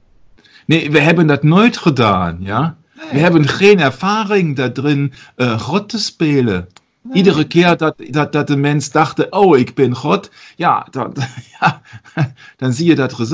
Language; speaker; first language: Dutch; non-native, learner; German